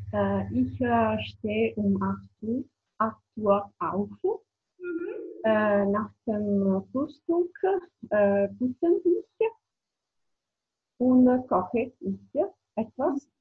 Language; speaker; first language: German; non-native, learner; Italian